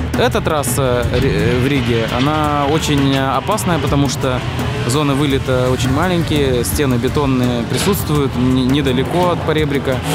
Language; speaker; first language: Russian; native; Russian